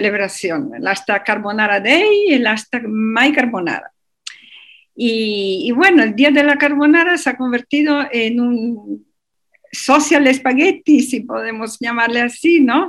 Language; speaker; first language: Spanish; non-native, fluent; Italian